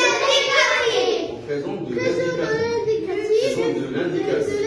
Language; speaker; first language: French; non-native, local second language; Arabic